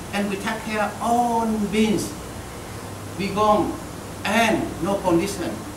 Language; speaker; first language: English; non-native, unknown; Vietnamese